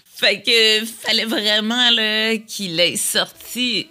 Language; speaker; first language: French; native; French